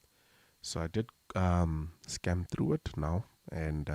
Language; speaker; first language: English; native; English